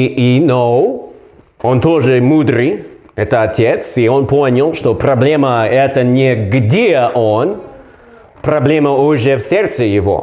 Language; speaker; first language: Russian; non-native, learner; English